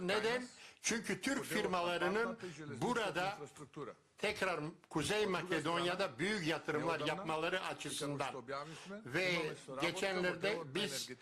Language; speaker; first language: Turkish; non-native, learner; Macedonian